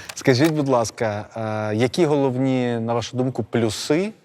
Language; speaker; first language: Ukrainian; non-native, local second language; Russian